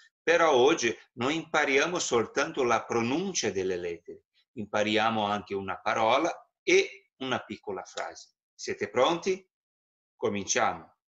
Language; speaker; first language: Italian; non-native, fluent; Portuguese